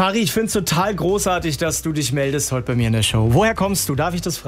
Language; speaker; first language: German; native; German